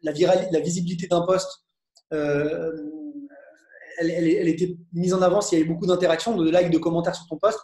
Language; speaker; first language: French; native; French